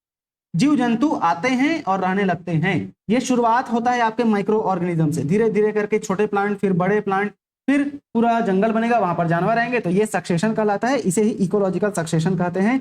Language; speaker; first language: Hindi; native; Hindi